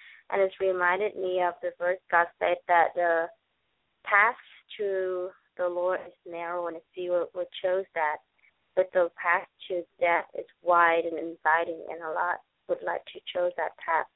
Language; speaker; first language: English; non-native, fluent; Vietnamese